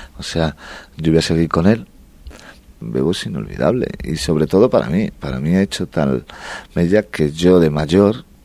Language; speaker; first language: Spanish; native; Spanish